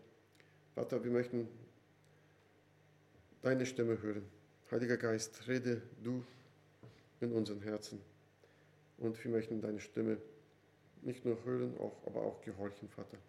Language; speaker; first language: German; non-native, fluent; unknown